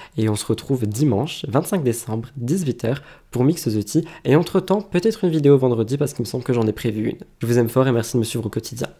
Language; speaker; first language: French; native; French